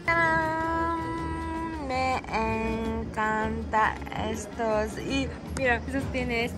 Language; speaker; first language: Spanish; non-native, learner; Japanese